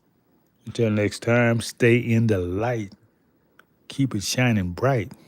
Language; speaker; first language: English; native; English